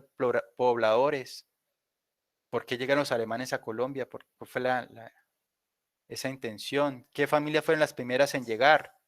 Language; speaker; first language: Spanish; native; Spanish